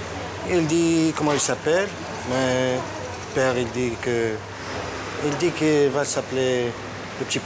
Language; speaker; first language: French; non-native, learner; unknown